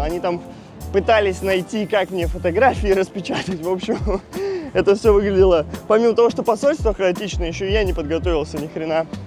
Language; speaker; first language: Russian; native; Russian